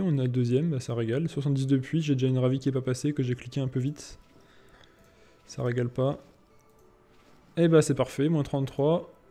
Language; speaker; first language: French; native; French